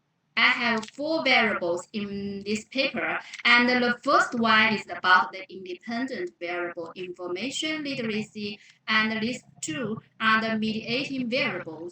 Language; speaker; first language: English; non-native, fluent; Chinese